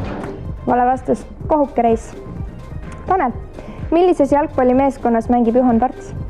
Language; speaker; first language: Estonian; native; Estonian